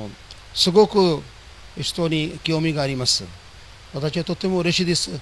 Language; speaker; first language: Japanese; non-native, learner; Urdu